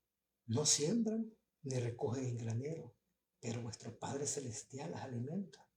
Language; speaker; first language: Spanish; native; Spanish